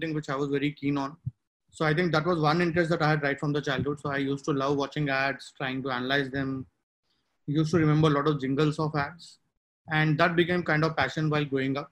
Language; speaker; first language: English; non-native, local second language; Telugu